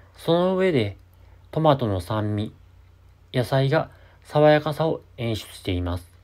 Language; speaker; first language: Japanese; native; Japanese